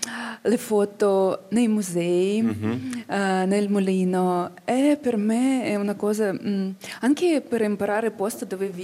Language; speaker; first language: Italian; non-native, learner; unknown